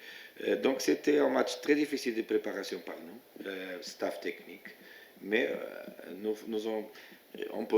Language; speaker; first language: French; non-native, fluent; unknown